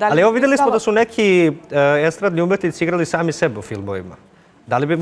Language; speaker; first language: Serbian; native; Serbian